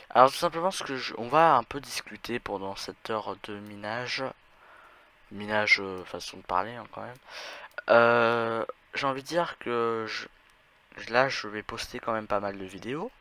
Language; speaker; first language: French; native; French